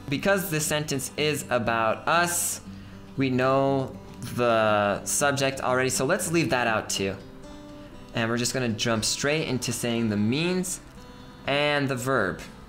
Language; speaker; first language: English; native; English